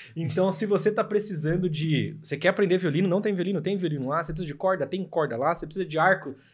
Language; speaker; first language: Portuguese; native; Portuguese